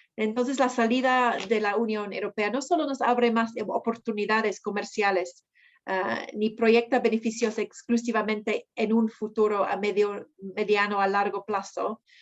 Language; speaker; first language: Spanish; non-native, fluent; English